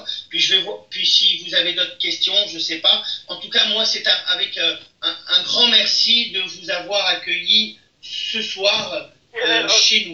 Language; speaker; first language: French; native; French